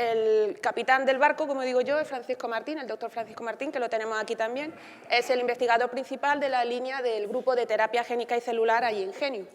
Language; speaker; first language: Spanish; native; Spanish